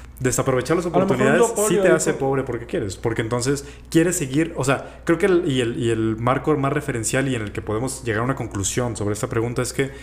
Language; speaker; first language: Spanish; native; Spanish